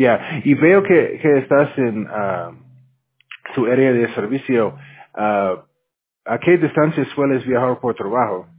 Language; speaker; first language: Spanish; non-native, learner; English